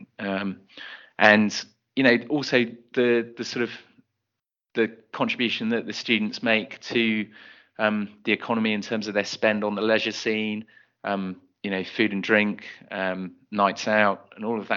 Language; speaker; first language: English; native; English